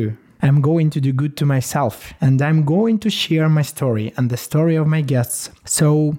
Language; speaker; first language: English; non-native, fluent; Russian